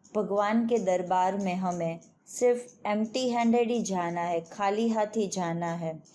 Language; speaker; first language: Hindi; non-native, local second language; Gujarati